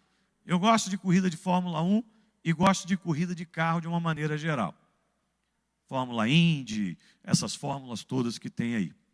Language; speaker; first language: Portuguese; native; Portuguese